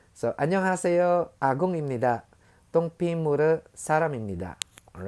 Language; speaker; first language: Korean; non-native, learner; Filipino